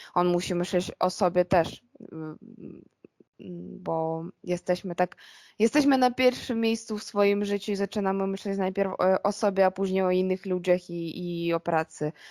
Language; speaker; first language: Polish; non-native, fluent; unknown